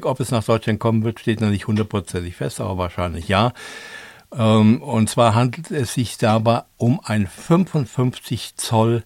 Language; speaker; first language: German; native; German